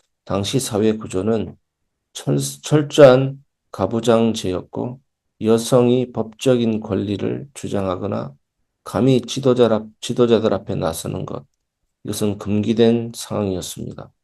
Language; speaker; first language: Korean; native; Korean